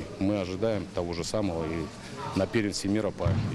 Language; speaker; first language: Russian; native; Russian